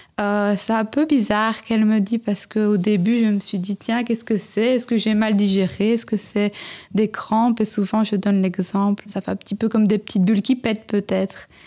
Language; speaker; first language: French; native; French